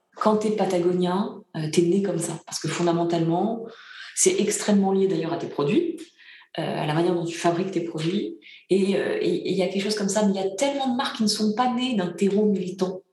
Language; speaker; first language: French; early bilingual, other home language; Bulgarian